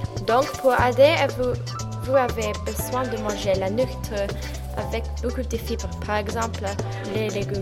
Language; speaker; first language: French; non-native, learner; English